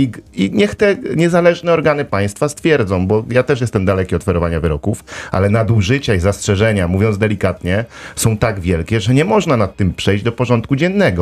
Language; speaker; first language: Polish; native; Polish